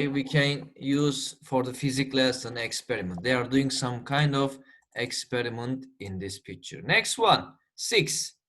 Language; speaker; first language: English; non-native, fluent; Turkish